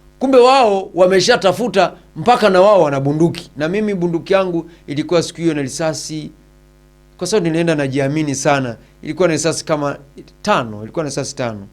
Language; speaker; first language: Swahili; native; Swahili